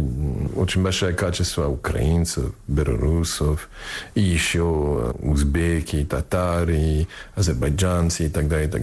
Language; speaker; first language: Russian; non-native, fluent; English